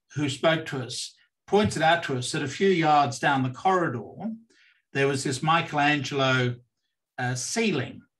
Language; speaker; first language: English; native; English